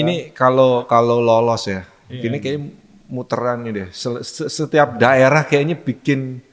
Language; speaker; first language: Indonesian; native; Indonesian